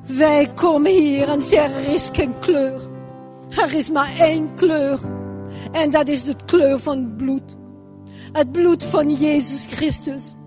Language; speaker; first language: Dutch; non-native, fluent; French